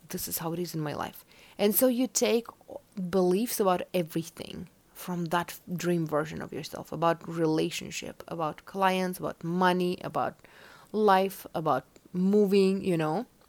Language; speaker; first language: English; non-native, fluent; Russian